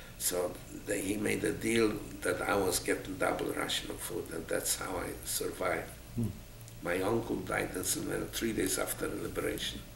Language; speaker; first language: English; non-native, fluent; Polish